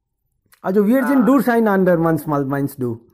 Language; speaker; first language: German; non-native, learner; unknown